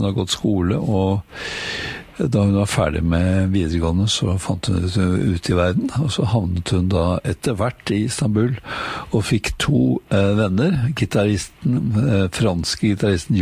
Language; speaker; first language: Norwegian; native; Norwegian